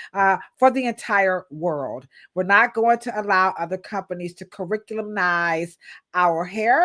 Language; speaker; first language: English; native; English